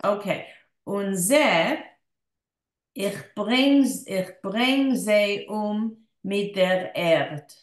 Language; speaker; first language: German; non-native, learner; English